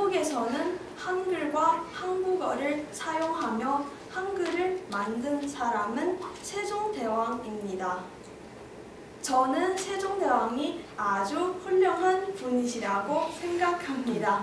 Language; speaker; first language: Korean; non-native, learner; Chinese